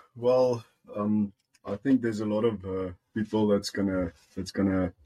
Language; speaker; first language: English; non-native, local second language; Afrikaans